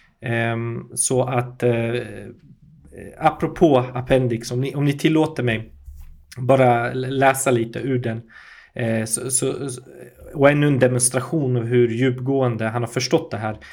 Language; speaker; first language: Swedish; native; Swedish